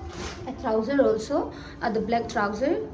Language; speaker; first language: Hindi; non-native, local second language; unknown